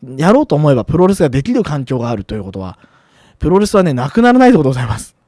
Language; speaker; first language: Japanese; native; Japanese